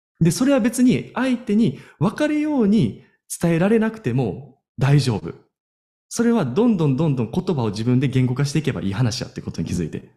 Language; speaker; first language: Japanese; native; Japanese